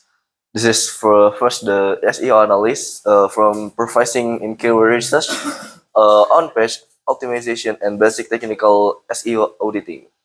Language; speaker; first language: English; non-native, learner; Indonesian